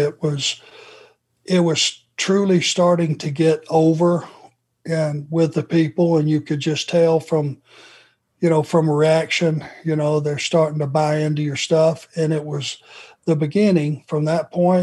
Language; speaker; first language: English; native; English